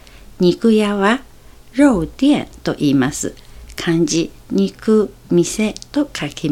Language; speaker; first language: Japanese; non-native, fluent; Chinese